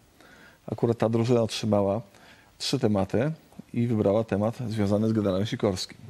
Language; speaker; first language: Polish; native; Polish